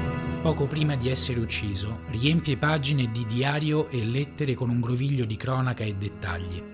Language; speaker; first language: Italian; native; Italian